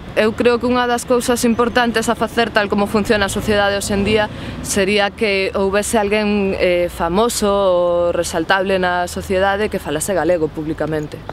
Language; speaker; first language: Galician; non-native, local second language; Spanish